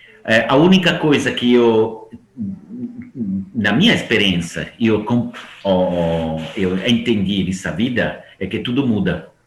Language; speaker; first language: Portuguese; non-native, fluent; Italian